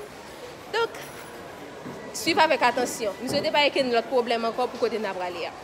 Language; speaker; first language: French; non-native, local second language; Haitian Creole